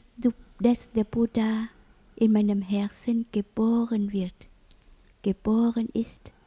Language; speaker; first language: German; non-native, learner; Vietnamese